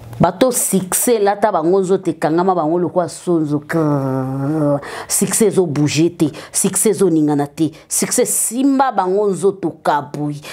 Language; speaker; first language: Lingala; native; Lingala